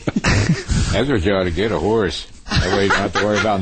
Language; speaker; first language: English; native; English